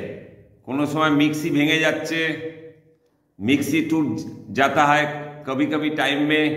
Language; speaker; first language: Hindi; non-native, local second language; Bangla